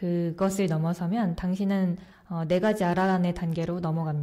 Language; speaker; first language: Korean; native; Korean